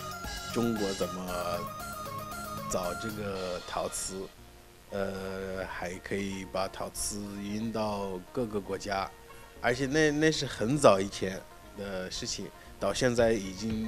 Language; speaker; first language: Chinese; non-native, fluent; Arabic